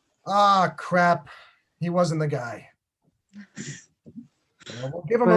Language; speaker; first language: English; native; English